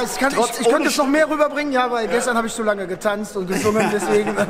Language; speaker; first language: German; native; German